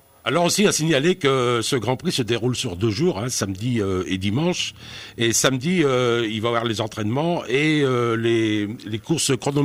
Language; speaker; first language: French; native; French